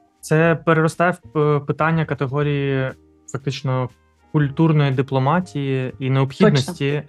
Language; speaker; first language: Ukrainian; native; Ukrainian